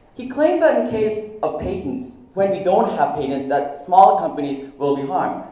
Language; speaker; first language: English; non-native, fluent; Korean